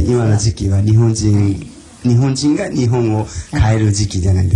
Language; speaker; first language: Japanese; non-native, fluent; Chinese